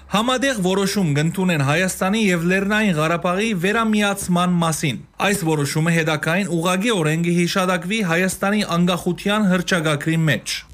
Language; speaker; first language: Armenian; native; Armenian